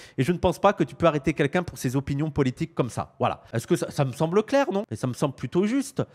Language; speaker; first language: French; native; French